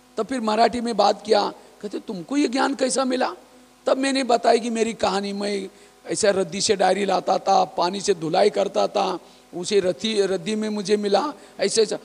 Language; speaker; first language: Hindi; non-native, local second language; Marathi